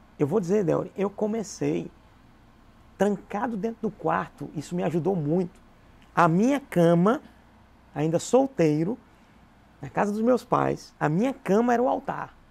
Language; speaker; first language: Portuguese; native; Portuguese